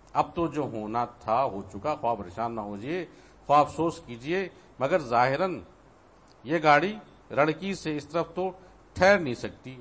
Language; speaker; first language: Urdu; native; Urdu